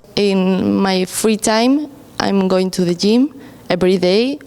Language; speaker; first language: English; non-native, learner; Spanish